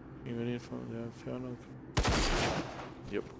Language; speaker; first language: German; native; German